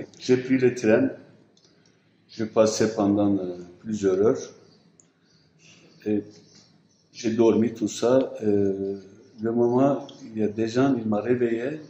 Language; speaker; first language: French; non-native, fluent; Turkish